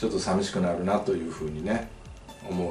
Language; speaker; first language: Japanese; native; Japanese